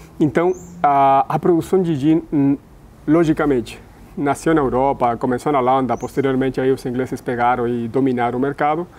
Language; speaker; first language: Portuguese; non-native, fluent; Spanish